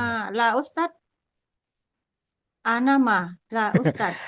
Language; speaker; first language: Arabic; non-native, learner; Indonesian